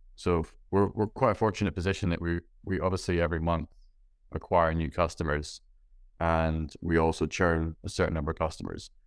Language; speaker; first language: English; native; English